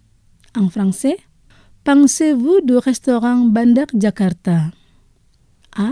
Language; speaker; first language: French; non-native, fluent; Indonesian